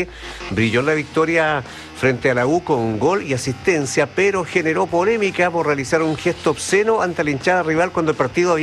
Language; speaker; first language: Spanish; native; Spanish